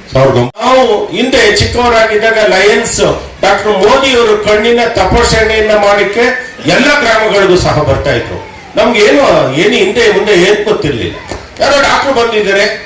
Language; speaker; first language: Kannada; native; Kannada